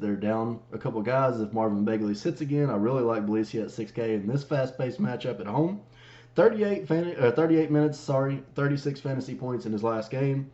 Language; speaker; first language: English; native; English